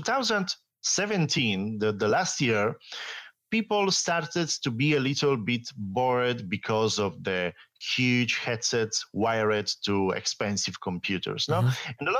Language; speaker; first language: English; non-native, fluent; Italian